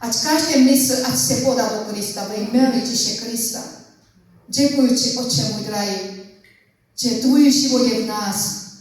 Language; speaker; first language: Czech; non-native, learner; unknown